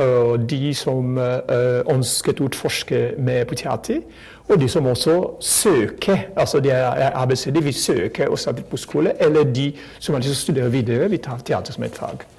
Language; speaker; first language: Norwegian; non-native, fluent; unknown